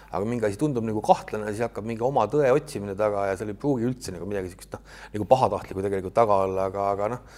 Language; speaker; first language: Estonian; native; Estonian